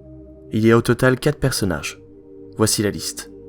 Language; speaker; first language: French; native; French